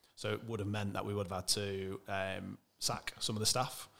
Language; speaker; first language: English; native; English